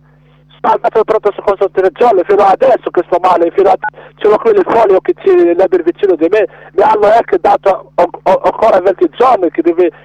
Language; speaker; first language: Italian; non-native, learner; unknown